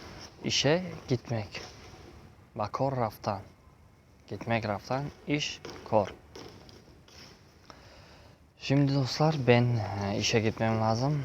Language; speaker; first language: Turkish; non-native, learner; Tajik